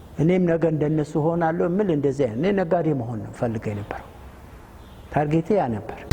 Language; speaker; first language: Amharic; non-native, local second language; Sebat Bet Gurage